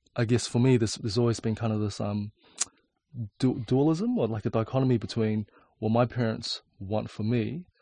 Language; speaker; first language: English; native; English